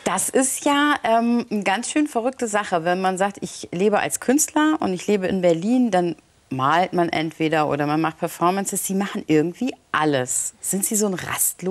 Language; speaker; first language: German; native; German